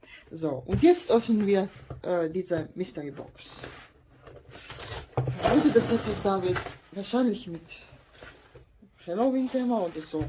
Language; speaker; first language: German; non-native, learner; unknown